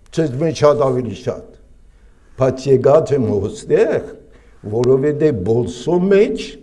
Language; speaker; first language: Armenian; native; Armenian